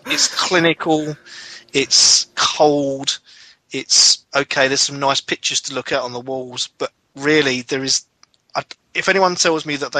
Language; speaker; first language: English; native; English